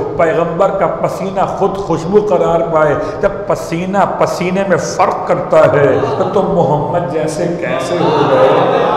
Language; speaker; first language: Urdu; native; Urdu